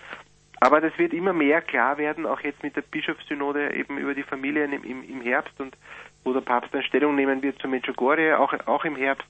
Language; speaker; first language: German; native; German